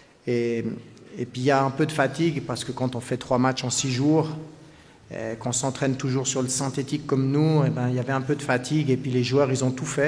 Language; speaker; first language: French; native; French